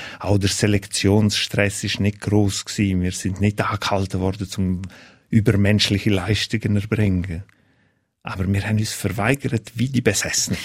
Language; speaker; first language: German; non-native, local second language; Romansh